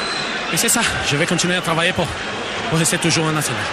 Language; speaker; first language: French; non-native, learner; Portuguese